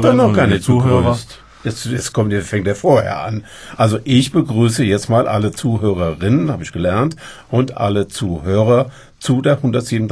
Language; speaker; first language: German; native; German